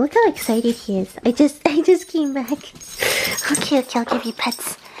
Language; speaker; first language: English; early bilingual, other home language; Korean